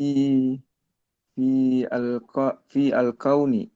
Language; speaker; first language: Arabic; non-native, learner; Indonesian